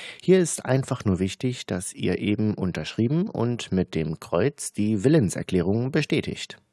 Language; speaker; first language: German; native; German